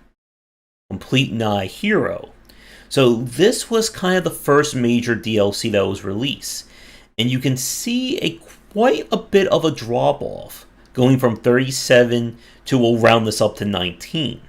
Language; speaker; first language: English; native; English